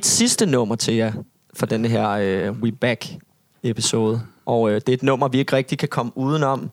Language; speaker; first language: Danish; native; Danish